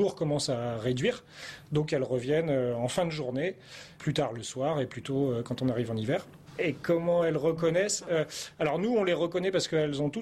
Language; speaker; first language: French; native; French